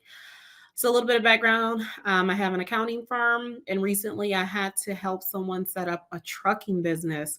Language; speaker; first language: English; native; English